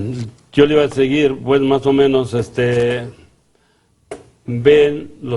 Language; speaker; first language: Spanish; native; Spanish